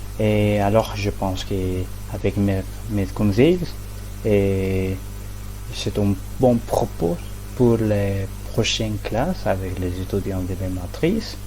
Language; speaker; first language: French; non-native, learner; Spanish